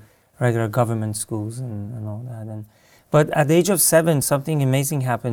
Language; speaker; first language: English; non-native, fluent; Persian